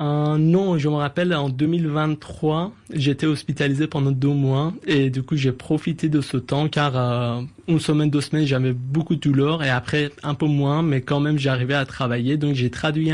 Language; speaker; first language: French; non-native, fluent; Persian